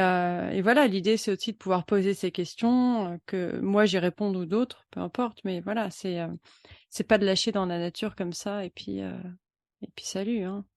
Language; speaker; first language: French; native; French